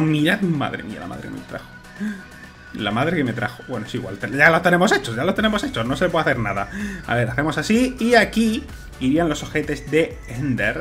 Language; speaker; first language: Spanish; native; Spanish